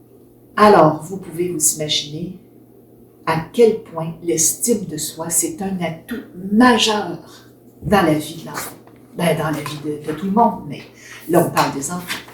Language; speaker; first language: French; native; French